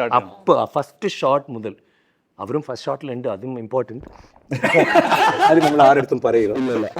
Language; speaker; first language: Tamil; non-native, learner; Malayalam